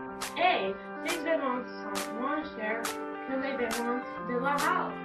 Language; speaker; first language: French; non-native, learner; English